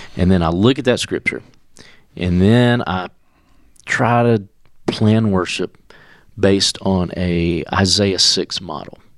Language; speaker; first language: English; native; English